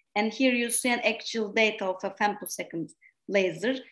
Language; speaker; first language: English; non-native, fluent; Turkish